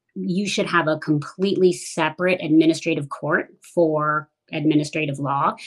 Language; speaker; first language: English; native; English